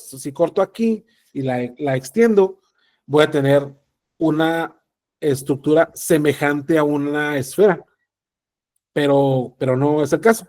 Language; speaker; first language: Spanish; native; Spanish